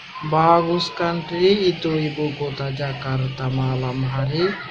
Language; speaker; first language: Indonesian; non-native, learner; Bangla